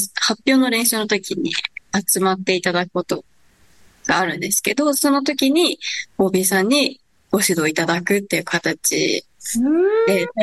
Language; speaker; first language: Japanese; native; Japanese